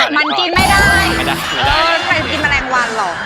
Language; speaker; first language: Thai; native; Thai